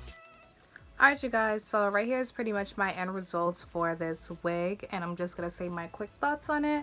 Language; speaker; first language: English; native; English